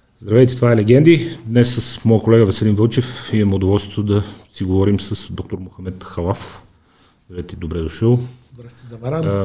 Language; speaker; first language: Bulgarian; native; Bulgarian